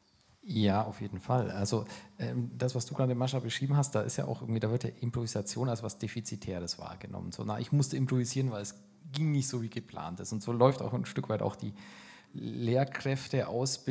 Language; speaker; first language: German; native; German